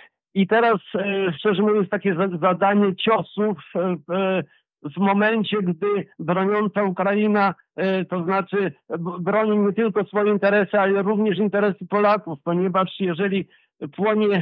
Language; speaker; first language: Polish; early bilingual, heritage; Polish